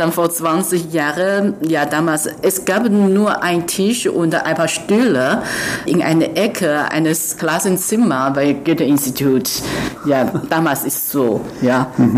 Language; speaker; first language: German; non-native, fluent; Chinese